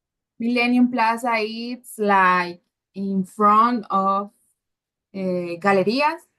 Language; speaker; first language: English; non-native, learner; Spanish